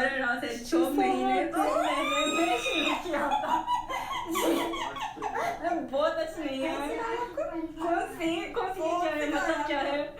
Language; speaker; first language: Hindi; non-native, learner; English